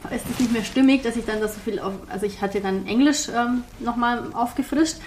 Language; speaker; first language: German; early bilingual, heritage; German